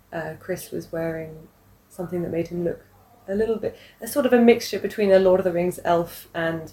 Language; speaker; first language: English; native; English